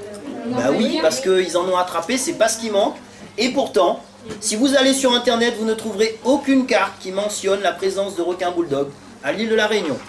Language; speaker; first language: French; native; French